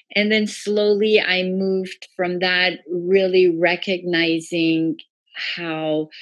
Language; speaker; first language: English; early bilingual, other home language; Persian